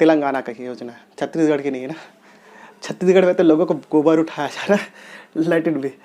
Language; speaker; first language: Hindi; non-native, local second language; Telugu